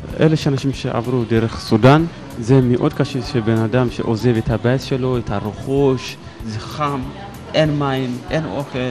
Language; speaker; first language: Hebrew; non-native, fluent; Amharic